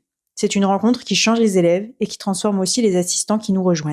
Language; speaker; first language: French; native; French